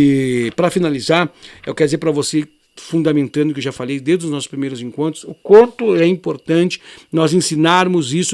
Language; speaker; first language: Portuguese; native; Portuguese